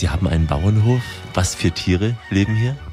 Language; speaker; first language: German; native; German